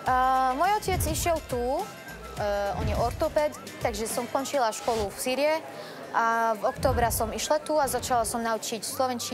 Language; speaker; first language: Slovak; non-native, learner; Arabic